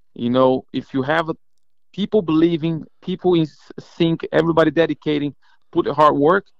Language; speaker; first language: English; non-native, fluent; Portuguese